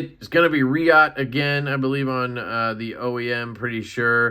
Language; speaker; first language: English; native; English